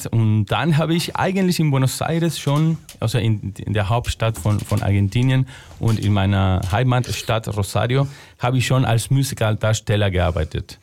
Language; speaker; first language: German; non-native, fluent; Spanish